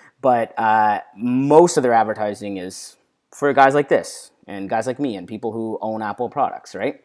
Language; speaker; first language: English; native; English